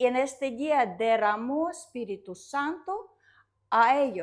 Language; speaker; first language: Spanish; non-native, learner; Russian